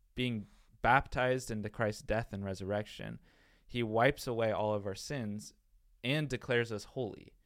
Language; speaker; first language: English; native; English